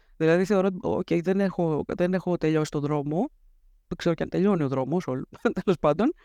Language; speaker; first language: Greek; native; Greek